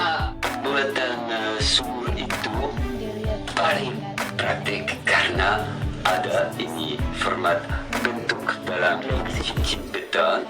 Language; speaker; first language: Indonesian; non-native, learner; French